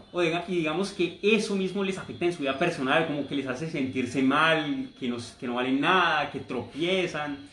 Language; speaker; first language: Spanish; native; Spanish